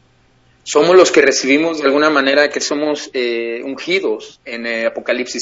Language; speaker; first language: Spanish; native; Spanish